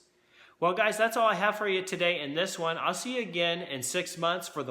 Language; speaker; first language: English; native; English